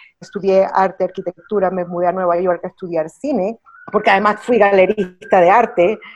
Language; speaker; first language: Spanish; early bilingual, heritage; Spanish